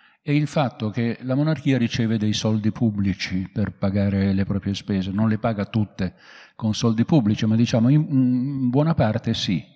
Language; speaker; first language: Italian; native; Italian